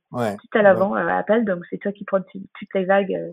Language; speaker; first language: French; non-native, fluent; English